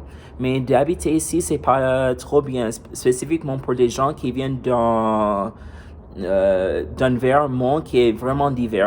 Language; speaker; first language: French; non-native, fluent; English